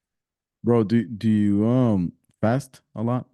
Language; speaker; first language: English; early bilingual, other home language; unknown